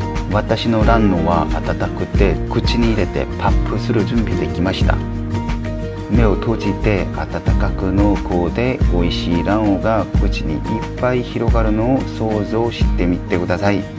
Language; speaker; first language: Japanese; non-native, learner; Korean